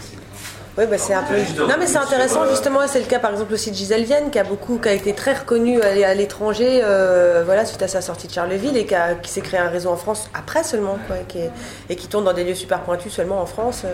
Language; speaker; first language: French; native; French